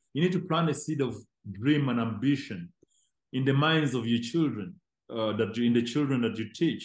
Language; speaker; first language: English; non-native, local second language; Acoli